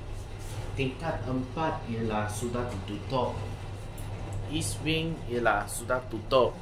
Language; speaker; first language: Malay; non-native, local second language; Chinese